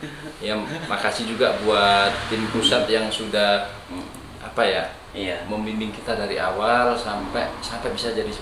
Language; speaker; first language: Indonesian; native; Indonesian